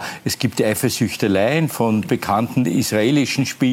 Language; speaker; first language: German; native; German